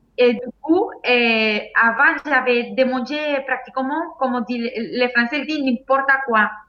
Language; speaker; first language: French; non-native, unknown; Spanish